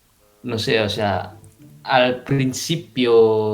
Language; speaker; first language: Spanish; non-native, fluent; Indonesian